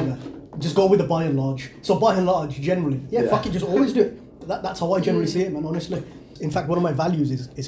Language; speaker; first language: English; native; English